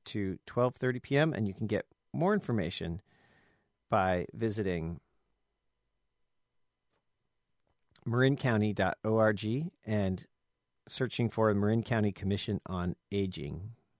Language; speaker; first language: English; native; English